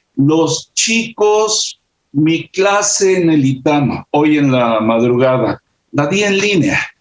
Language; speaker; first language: Spanish; native; Spanish